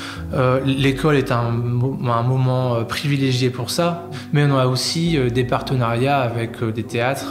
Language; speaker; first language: French; native; French